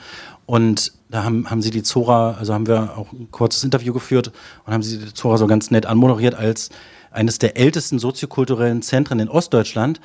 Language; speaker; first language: German; native; German